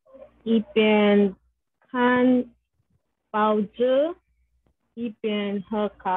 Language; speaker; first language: Chinese; non-native, learner; English